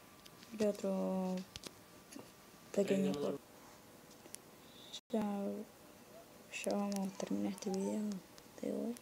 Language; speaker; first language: Spanish; native; Spanish